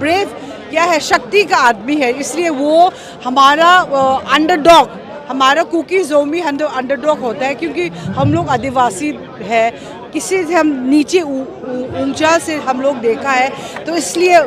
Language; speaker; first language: Hindi; non-native, local second language; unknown